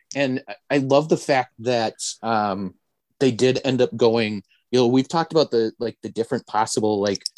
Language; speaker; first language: English; native; English